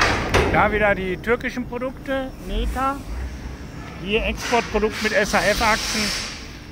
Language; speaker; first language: German; native; German